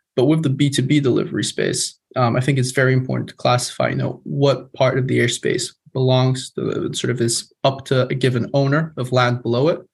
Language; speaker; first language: English; non-native, fluent; Polish